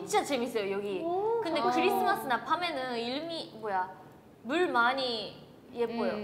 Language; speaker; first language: Korean; non-native, learner; Japanese